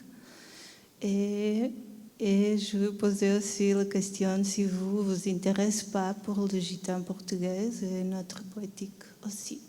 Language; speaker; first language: French; non-native, learner; Portuguese